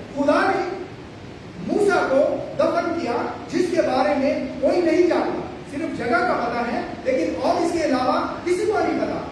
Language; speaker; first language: Urdu; native; Urdu